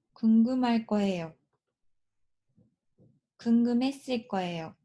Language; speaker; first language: Korean; non-native, learner; Japanese